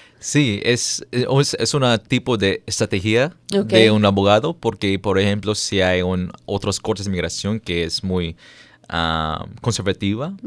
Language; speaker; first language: Spanish; non-native, fluent; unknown